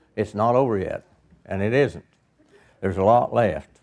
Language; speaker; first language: English; native; English